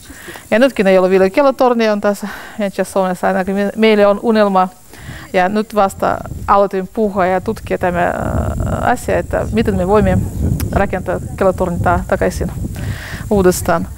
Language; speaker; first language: Finnish; non-native, learner; Russian